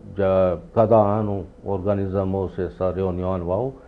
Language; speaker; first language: Portuguese; non-native, fluent; Urdu